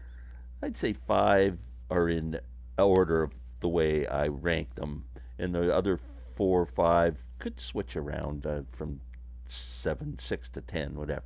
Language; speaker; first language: English; native; English